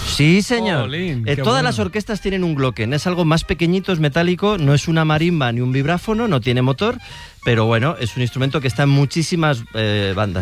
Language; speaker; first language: Spanish; native; Spanish